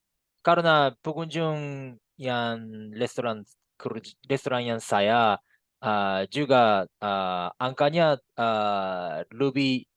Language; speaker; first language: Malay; non-native, fluent; Japanese